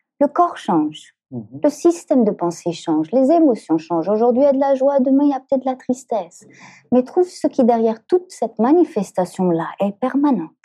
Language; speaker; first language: French; native; French